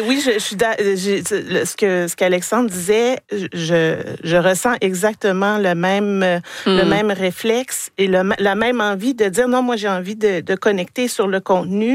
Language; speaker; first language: French; native; French